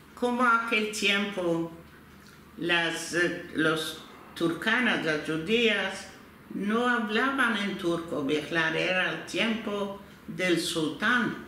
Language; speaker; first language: Spanish; early bilingual, heritage; Turkish